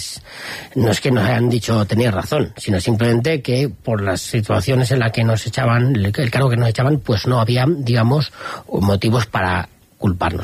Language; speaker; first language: Spanish; native; Spanish